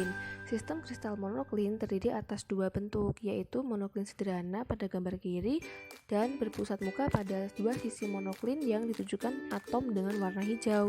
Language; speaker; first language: Indonesian; native; Indonesian